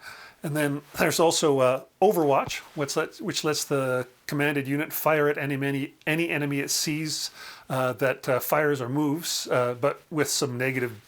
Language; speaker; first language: English; native; English